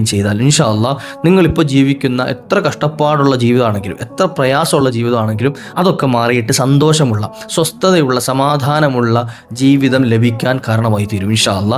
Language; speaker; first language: Malayalam; native; Malayalam